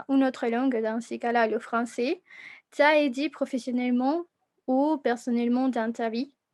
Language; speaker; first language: French; non-native, fluent; Spanish